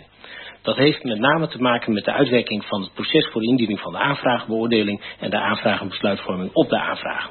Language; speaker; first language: Dutch; native; Dutch